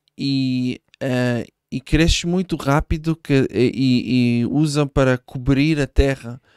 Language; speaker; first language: Portuguese; non-native, fluent; Hebrew